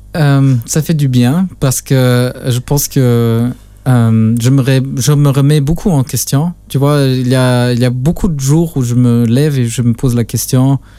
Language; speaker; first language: French; non-native, local second language; Luxembourgish